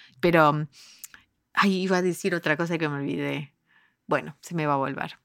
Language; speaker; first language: Spanish; early bilingual, heritage; Spanish